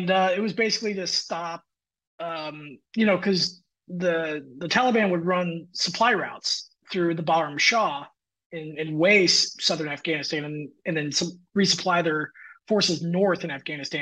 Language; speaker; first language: English; native; English